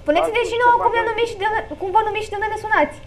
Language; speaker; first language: Romanian; native; Romanian